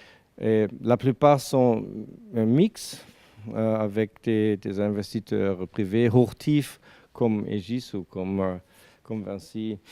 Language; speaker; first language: French; non-native, learner; German